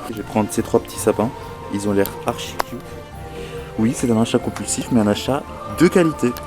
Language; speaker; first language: French; native; French